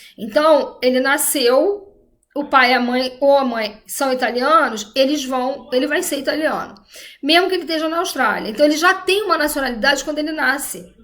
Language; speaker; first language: Portuguese; native; Portuguese